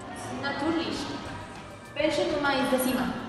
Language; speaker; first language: German; non-native, learner; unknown